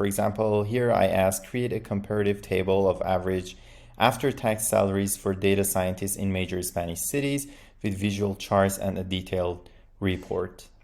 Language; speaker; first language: English; non-native, fluent; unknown